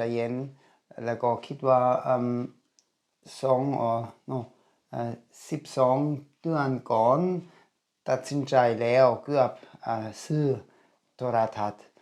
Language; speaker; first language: Thai; non-native, learner; German